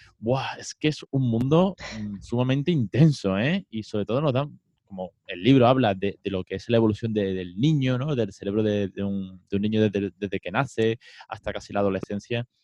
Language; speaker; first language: Spanish; native; Spanish